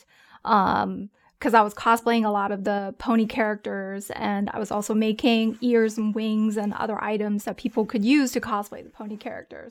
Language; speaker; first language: English; non-native, fluent; Chinese